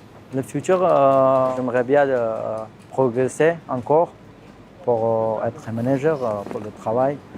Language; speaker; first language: French; non-native, learner; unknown